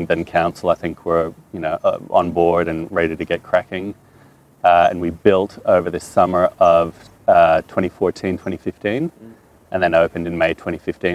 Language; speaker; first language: English; non-native, fluent; French